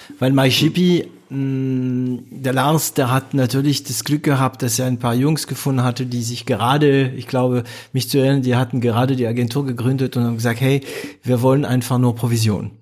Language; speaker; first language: German; non-native, fluent; French